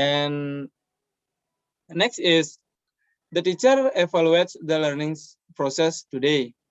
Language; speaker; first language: English; non-native, learner; Indonesian